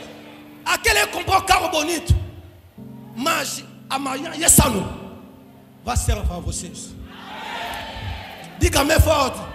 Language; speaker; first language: Portuguese; non-native, learner; Lingala